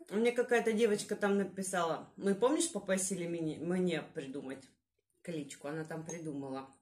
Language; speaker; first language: Russian; native; Russian